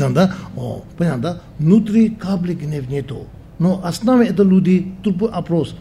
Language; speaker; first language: Russian; non-native, learner; Tibetan